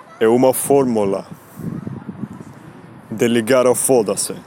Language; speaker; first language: Portuguese; non-native, learner; Spanish